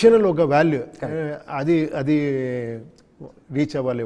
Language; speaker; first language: Telugu; non-native, learner; Kannada